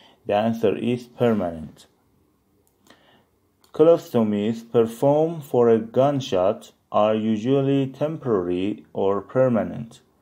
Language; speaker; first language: English; non-native, fluent; Persian